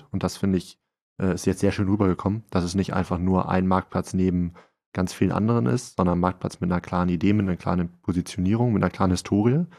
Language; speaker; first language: German; native; German